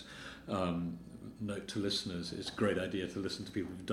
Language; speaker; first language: English; native; English